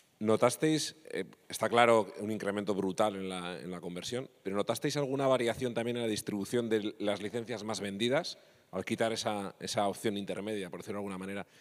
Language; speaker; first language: Spanish; native; Spanish